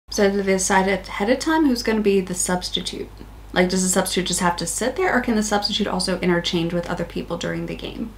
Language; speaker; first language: English; native; English